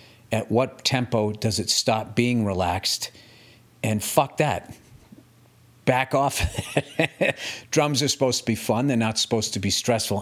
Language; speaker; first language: English; native; English